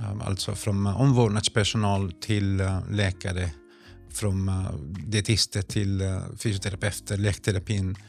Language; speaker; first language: Swedish; non-native, fluent; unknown